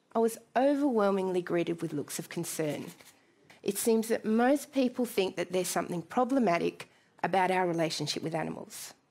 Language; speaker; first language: English; native; English